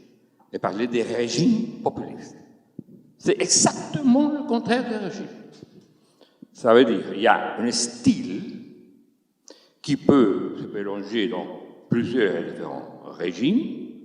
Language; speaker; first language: French; non-native, fluent; Spanish